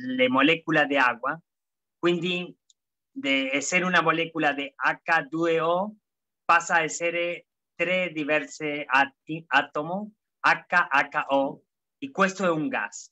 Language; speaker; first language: Italian; non-native, fluent; Spanish